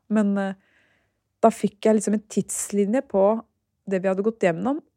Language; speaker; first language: Norwegian; early bilingual, other home language; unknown